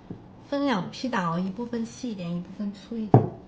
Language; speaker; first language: Chinese; native; Chinese